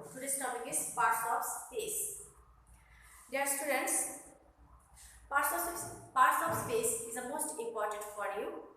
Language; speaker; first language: English; non-native, local second language; Bangla